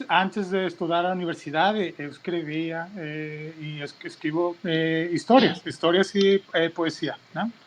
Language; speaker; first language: Portuguese; non-native, fluent; Spanish